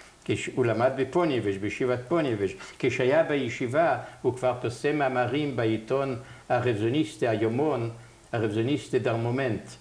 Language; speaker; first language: Hebrew; non-native, fluent; Yiddish